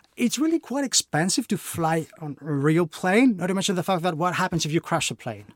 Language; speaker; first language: English; non-native, fluent; Greek